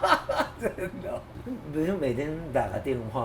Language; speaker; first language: Chinese; non-native, fluent; Japanese